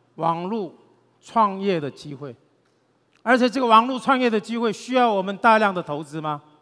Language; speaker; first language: Chinese; native; Chinese